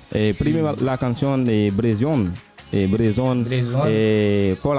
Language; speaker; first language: Spanish; non-native, learner; Haitian Creole